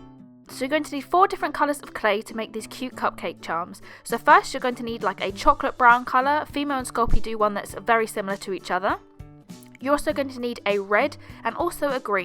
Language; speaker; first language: English; native; English